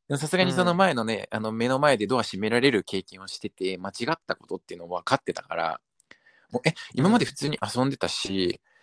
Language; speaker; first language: Japanese; early bilingual, other home language; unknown